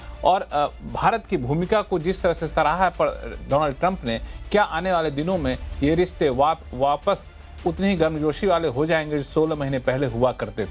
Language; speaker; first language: Hindi; native; Hindi